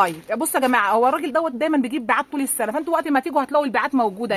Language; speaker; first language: Arabic; native; Arabic